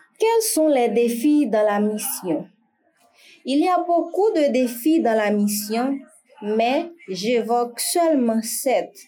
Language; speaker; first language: French; non-native, local second language; Haitian Creole